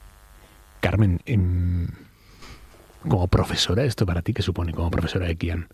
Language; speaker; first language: Spanish; native; Spanish